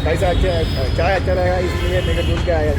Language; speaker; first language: Hindi; non-native, local second language; Telugu